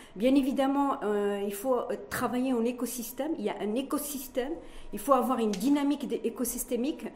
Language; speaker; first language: French; non-native, local second language; Arabic